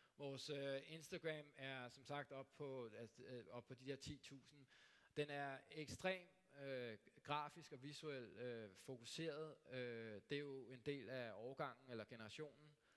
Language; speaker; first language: Danish; native; Danish